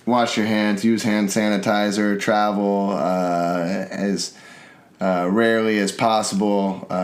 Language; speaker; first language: English; native; English